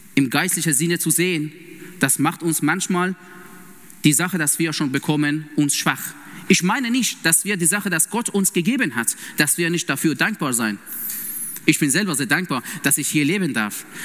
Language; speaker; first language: German; non-native, fluent; Persian